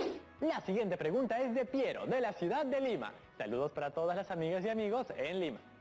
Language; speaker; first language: Spanish; native; Spanish